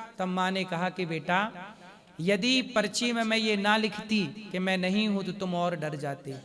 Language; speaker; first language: Hindi; native; Hindi